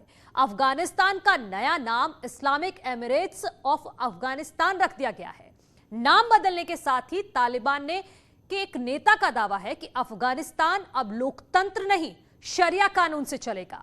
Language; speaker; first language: Hindi; native; Hindi